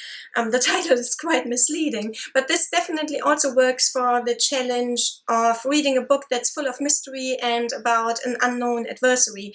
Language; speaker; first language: English; non-native, fluent; German